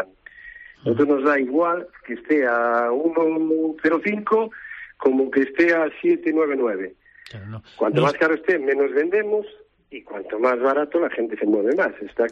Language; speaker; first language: Spanish; native; Spanish